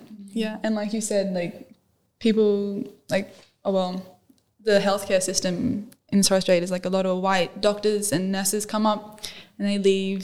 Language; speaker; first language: English; non-native, local second language; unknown